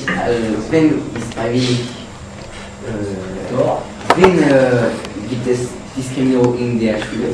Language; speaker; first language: German; non-native, learner; French